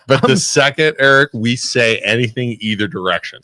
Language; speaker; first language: English; native; English